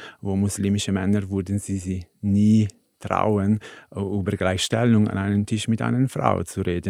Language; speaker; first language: German; non-native, fluent; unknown